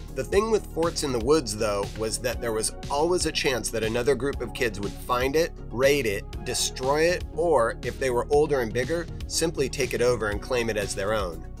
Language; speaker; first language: English; native; English